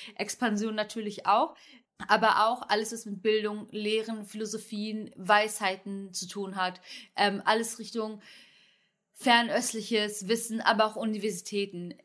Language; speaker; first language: German; early bilingual, other home language; Turkish